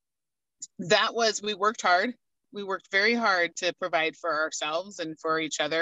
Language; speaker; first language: English; native; English